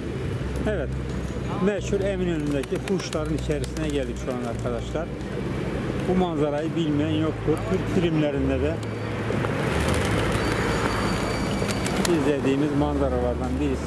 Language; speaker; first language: Turkish; native; Turkish